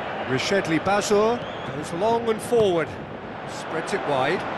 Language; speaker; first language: English; native; English